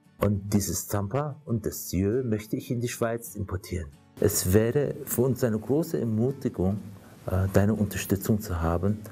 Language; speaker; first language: German; early bilingual, other home language; Swiss German